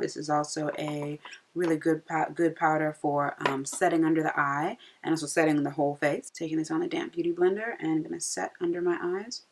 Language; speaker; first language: English; native; English